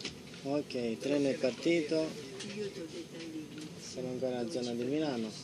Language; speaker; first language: Italian; non-native, learner; Spanish